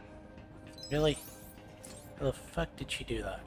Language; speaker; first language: English; native; English